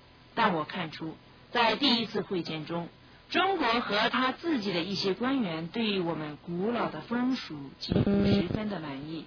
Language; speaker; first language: Chinese; native; Chinese